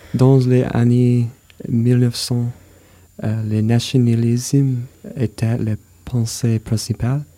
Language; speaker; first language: French; non-native, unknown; English